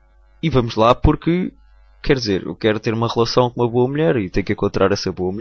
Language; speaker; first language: Portuguese; native; Portuguese